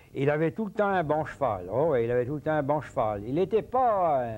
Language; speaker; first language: French; early bilingual, heritage; French